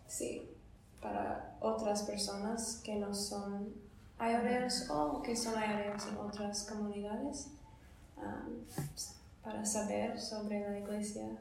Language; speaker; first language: Spanish; non-native, learner; English